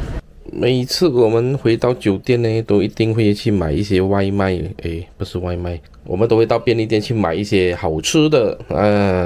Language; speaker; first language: Chinese; native; Chinese